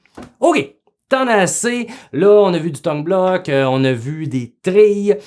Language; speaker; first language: French; native; French